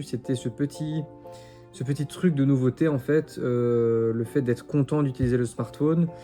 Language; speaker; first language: French; native; French